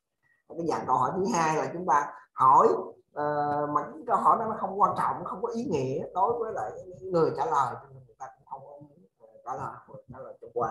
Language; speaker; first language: Vietnamese; native; Vietnamese